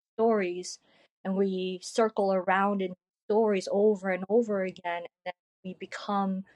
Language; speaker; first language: English; early bilingual, other home language; Korean